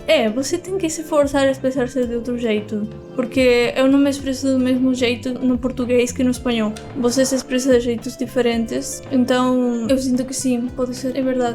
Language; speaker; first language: Portuguese; non-native, fluent; Spanish